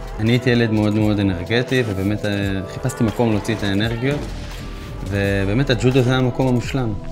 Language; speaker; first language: Hebrew; native; Hebrew